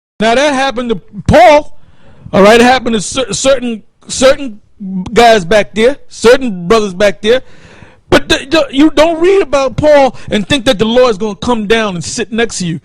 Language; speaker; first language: English; native; English